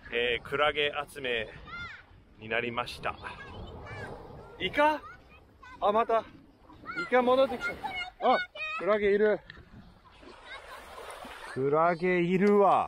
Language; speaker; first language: Japanese; non-native, fluent; English